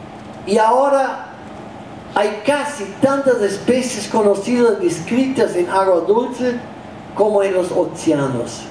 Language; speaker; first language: Spanish; non-native, fluent; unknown